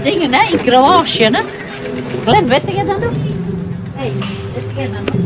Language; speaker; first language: Dutch; native; Dutch